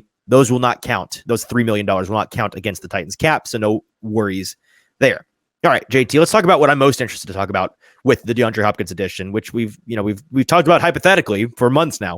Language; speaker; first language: English; native; English